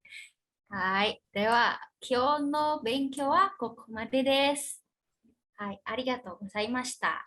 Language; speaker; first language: Japanese; non-native, fluent; Indonesian